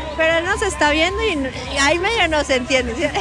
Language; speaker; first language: Spanish; native; Spanish